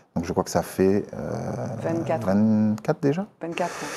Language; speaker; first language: French; native; French